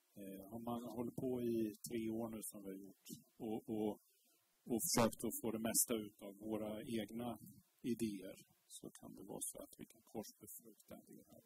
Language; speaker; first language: Swedish; native; Swedish